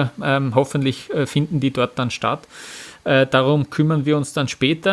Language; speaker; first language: German; native; German